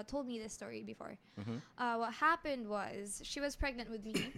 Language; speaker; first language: English; non-native, local second language; Filipino